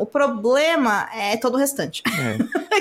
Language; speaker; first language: Portuguese; native; Portuguese